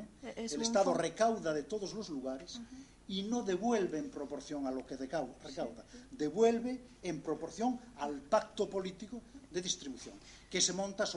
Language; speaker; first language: Spanish; native; Spanish